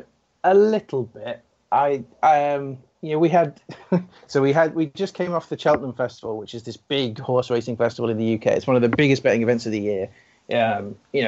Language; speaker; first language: English; native; English